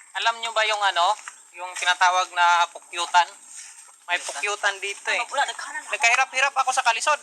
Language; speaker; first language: Filipino; non-native, local second language; Cebuano